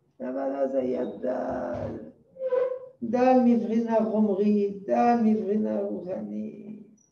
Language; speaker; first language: Hebrew; non-native, fluent; French